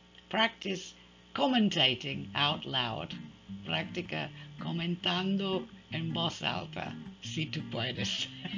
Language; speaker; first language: Spanish; non-native, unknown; English